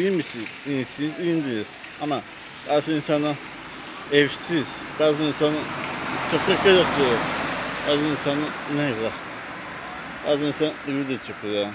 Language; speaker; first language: Turkish; non-native, learner; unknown